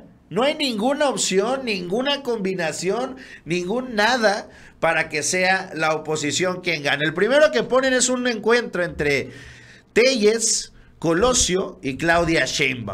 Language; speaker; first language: Spanish; native; Spanish